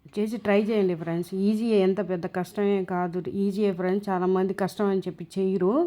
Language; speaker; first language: Telugu; non-native, local second language; Tamil